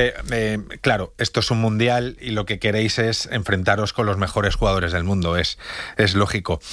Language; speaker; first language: Spanish; native; Spanish